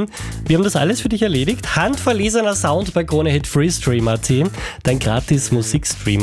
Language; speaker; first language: German; native; German